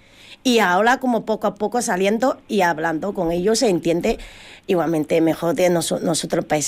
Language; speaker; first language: Spanish; non-native, learner; Chinese